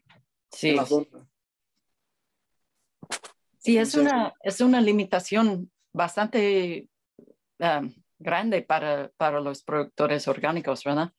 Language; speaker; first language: Spanish; non-native, fluent; English